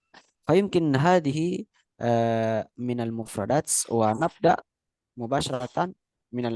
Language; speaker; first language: Arabic; non-native, fluent; Indonesian